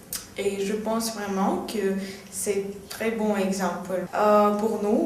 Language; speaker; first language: French; non-native, fluent; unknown